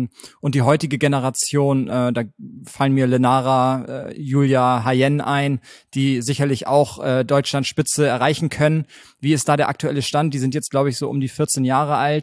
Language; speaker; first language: German; native; German